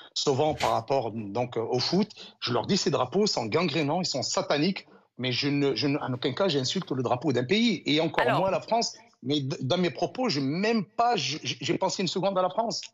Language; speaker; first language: French; non-native, local second language; Arabic